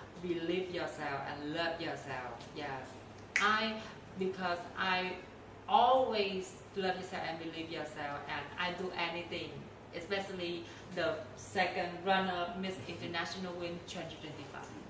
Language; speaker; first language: English; non-native, learner; Vietnamese